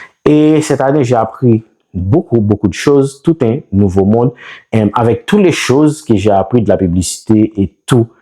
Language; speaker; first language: French; non-native, local second language; Haitian Creole